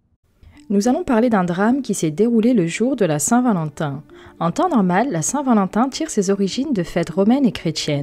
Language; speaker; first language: French; native; French